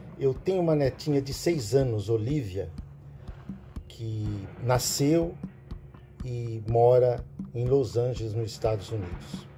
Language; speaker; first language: Portuguese; native; Portuguese